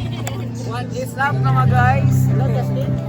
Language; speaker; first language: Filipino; native; Filipino